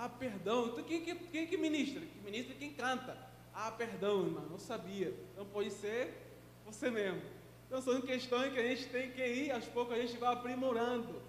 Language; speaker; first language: Portuguese; non-native, fluent; Spanish